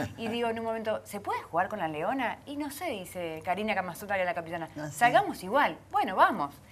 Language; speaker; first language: Spanish; native; Spanish